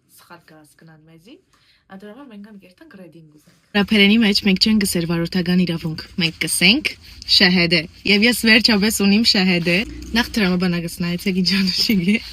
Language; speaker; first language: Armenian; native; Armenian